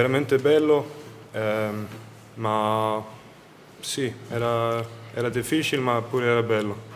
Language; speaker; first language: Italian; non-native, fluent; Swedish